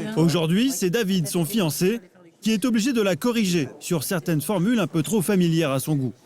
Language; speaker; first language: French; native; French